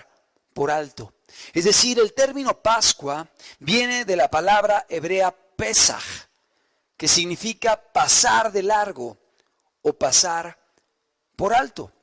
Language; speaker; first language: Spanish; native; Spanish